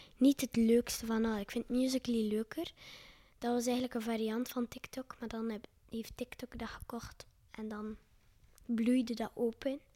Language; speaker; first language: Dutch; native; Dutch